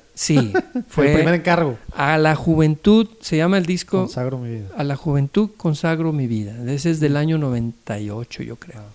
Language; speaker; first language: Spanish; native; Spanish